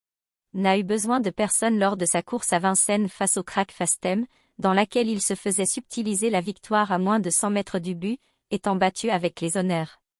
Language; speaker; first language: French; native; French